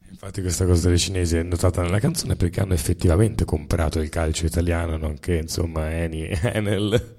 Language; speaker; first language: Italian; native; Italian